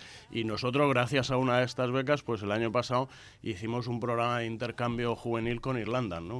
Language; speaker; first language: Spanish; native; Spanish